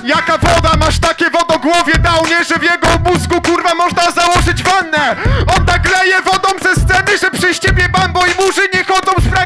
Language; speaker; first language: Polish; native; Polish